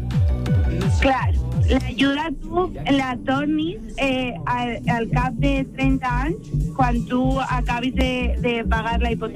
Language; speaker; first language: Catalan; non-native, local second language; Spanish